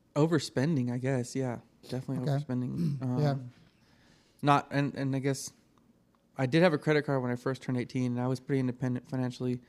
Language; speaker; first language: English; native; English